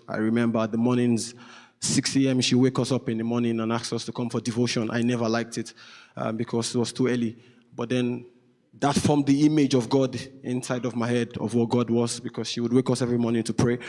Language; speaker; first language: English; non-native, local second language; Yoruba